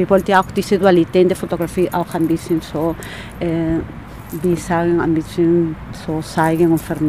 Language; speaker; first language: German; non-native, fluent; Spanish